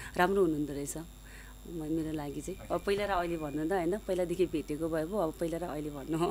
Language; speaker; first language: Nepali; non-native, local second language; Sherpa